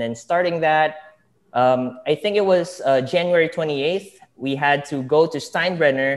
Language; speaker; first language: English; non-native, local second language; Filipino